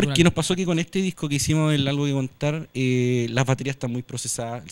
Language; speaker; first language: Spanish; native; Spanish